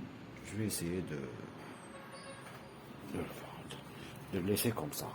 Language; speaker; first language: French; non-native, local second language; Arabic